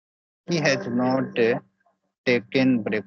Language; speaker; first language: English; non-native, learner; Hindi